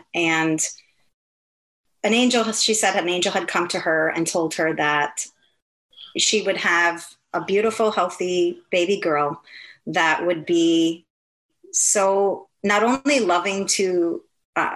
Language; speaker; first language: English; native; English